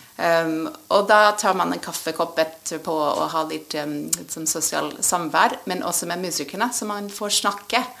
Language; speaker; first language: Norwegian; non-native, fluent; English